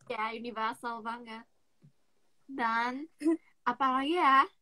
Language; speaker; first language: Indonesian; non-native, learner; Japanese